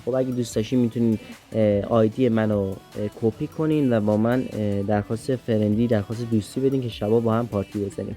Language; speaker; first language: Persian; native; Persian